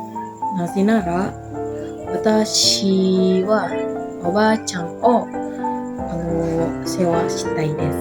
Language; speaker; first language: Japanese; non-native, learner; Indonesian